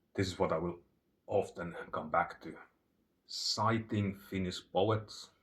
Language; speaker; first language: English; non-native, fluent; Finnish